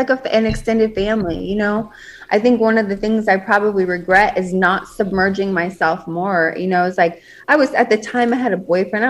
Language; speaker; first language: English; native; English